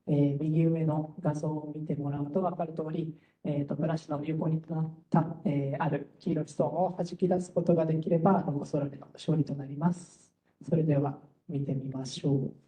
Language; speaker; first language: Japanese; native; Japanese